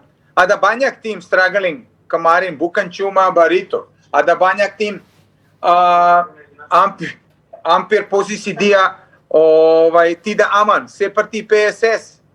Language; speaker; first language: Indonesian; non-native, fluent; Serbian